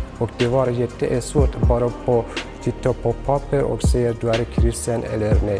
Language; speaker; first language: Swedish; non-native, learner; Persian